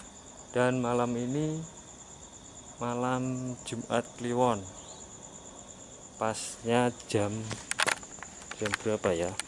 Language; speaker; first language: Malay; non-native, local second language; Javanese